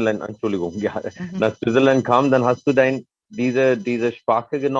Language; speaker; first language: German; non-native, learner; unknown